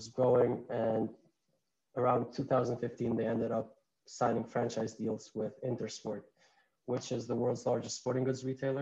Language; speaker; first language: English; non-native, fluent; Albanian